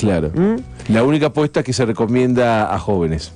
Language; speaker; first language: Spanish; native; Spanish